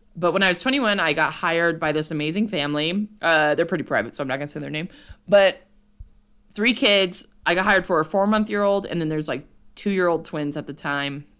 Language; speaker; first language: English; native; English